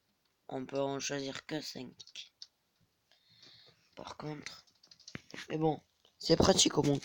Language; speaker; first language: French; native; French